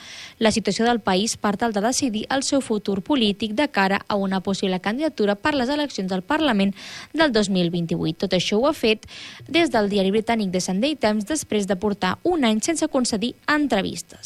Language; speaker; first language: Catalan; native; Catalan